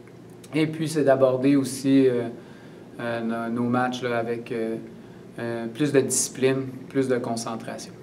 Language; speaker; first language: French; native; French